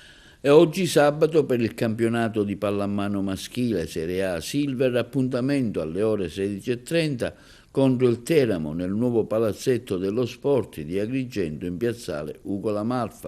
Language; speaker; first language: Italian; native; Italian